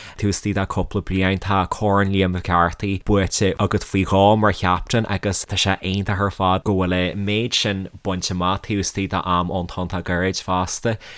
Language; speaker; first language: Irish; native; Irish